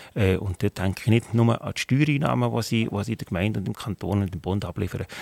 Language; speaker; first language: German; native; German